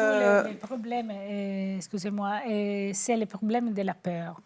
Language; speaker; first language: French; non-native, fluent; Italian